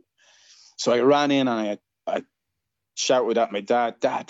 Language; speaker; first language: English; native; English